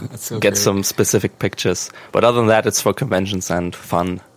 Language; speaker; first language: English; non-native, fluent; German